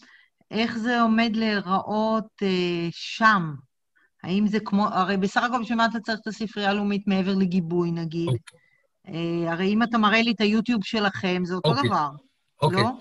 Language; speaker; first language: Hebrew; native; Hebrew